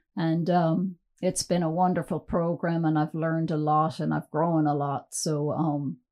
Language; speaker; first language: English; native; English